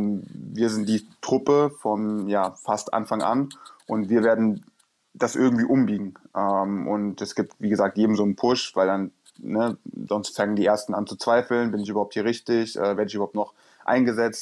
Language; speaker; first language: German; native; German